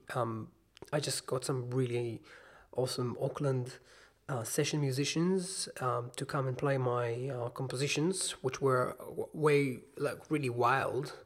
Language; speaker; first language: English; non-native, fluent; Hebrew